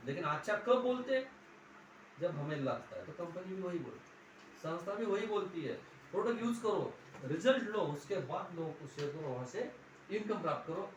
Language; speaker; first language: Hindi; non-native, local second language; Marathi